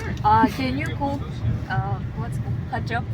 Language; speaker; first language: English; non-native, learner; Russian